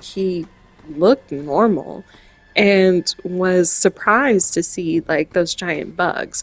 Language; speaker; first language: English; native; English